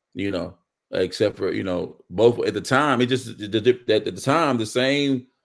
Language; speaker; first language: English; native; English